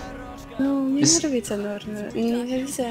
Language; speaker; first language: Russian; non-native, learner; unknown